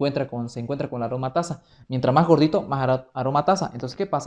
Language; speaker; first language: Spanish; native; Spanish